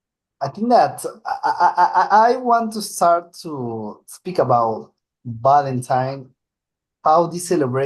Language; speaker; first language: English; non-native, learner; Spanish